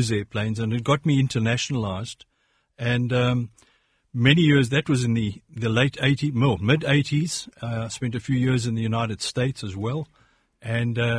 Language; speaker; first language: English; native; English